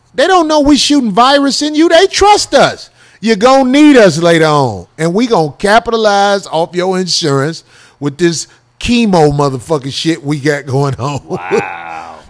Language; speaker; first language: English; native; English